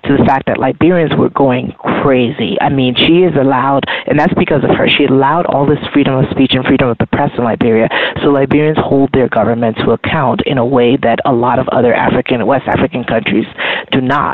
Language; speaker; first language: English; native; English